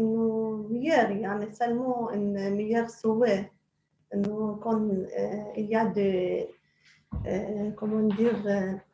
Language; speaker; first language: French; non-native, local second language; Arabic